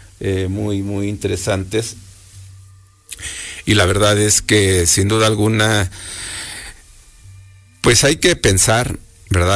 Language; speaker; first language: Spanish; native; Spanish